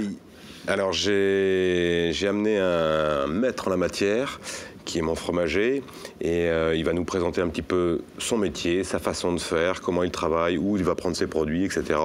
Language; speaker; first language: French; native; French